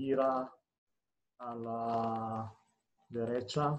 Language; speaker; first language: Spanish; non-native, learner; Italian